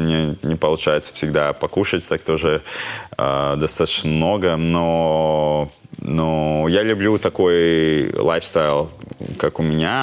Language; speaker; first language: Russian; non-native, local second language; Latvian